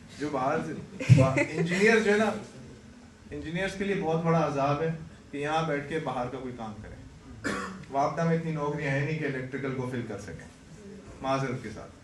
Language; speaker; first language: Urdu; native; Urdu